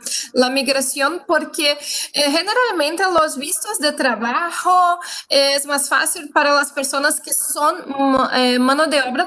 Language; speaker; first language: Spanish; non-native, fluent; Portuguese